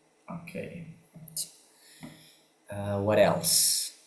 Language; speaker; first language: English; non-native, fluent; Indonesian